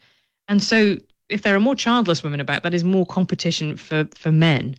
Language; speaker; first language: English; native; English